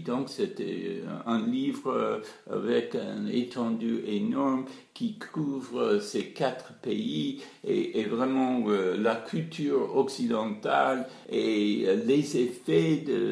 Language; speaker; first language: French; non-native, fluent; English